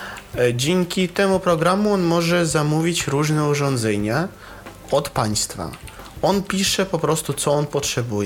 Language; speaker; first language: Polish; non-native, fluent; Russian